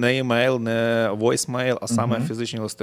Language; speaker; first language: Ukrainian; native; Ukrainian